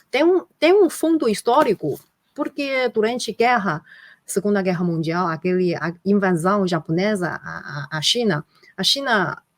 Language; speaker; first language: Portuguese; non-native, fluent; Chinese